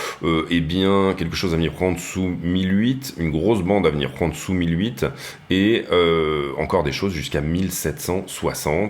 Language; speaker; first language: French; native; French